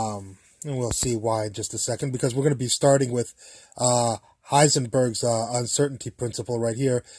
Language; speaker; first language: English; native; English